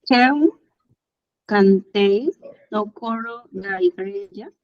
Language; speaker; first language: Portuguese; non-native, learner; Spanish